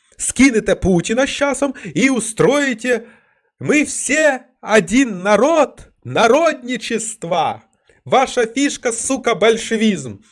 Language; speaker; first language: Ukrainian; non-native, local second language; Russian